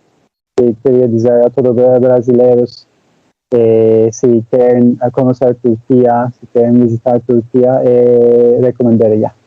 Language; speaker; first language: Portuguese; non-native, learner; Turkish